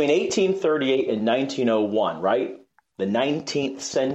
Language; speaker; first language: English; native; English